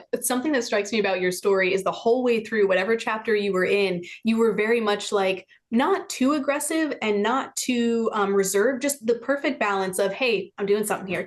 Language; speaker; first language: English; native; English